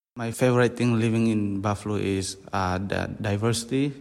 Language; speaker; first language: English; non-native, fluent; Burmese